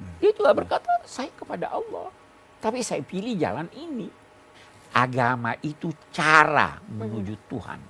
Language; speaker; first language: Indonesian; non-native, local second language; Buginese